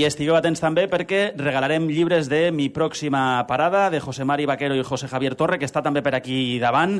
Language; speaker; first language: Catalan; native; Catalan